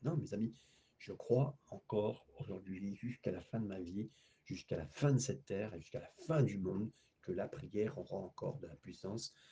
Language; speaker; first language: French; native; French